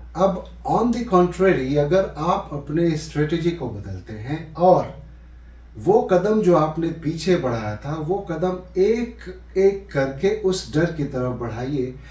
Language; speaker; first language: Hindi; native; Hindi